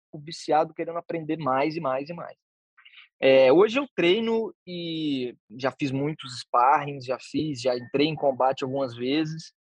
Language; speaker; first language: Portuguese; native; Portuguese